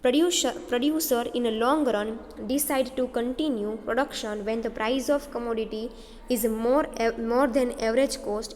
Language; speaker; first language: English; non-native, local second language; Gujarati